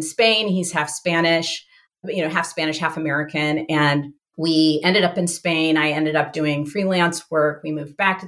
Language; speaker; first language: English; native; English